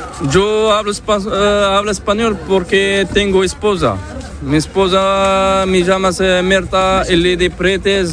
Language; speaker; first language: Spanish; non-native, learner; Arabic